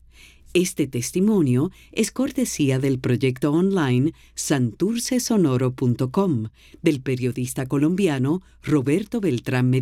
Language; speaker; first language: Spanish; native; Spanish